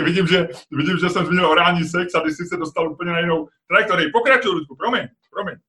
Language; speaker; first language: Czech; native; Czech